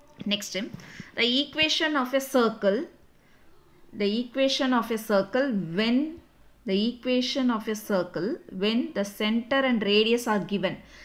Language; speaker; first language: English; non-native, local second language; Tamil